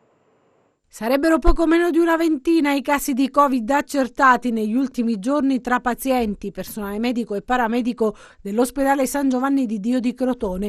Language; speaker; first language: Italian; native; Italian